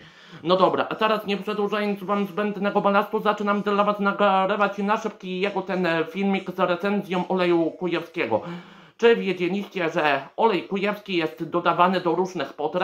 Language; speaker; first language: Polish; native; Polish